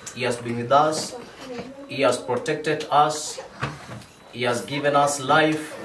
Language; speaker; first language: English; non-native, local second language; Swahili